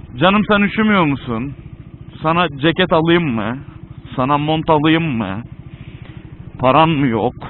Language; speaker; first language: Turkish; native; Turkish